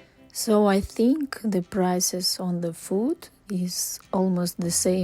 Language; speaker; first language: English; non-native, fluent; Russian